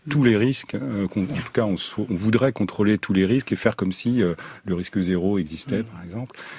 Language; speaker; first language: French; native; French